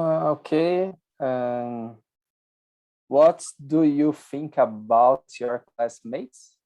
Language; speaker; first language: English; non-native, learner; Spanish